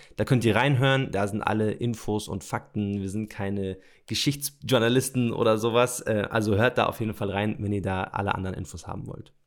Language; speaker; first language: German; native; German